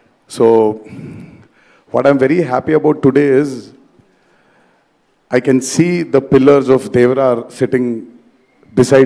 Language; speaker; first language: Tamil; non-native, learner; Telugu